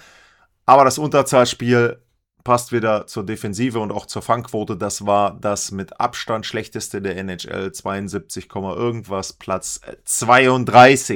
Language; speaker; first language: German; native; German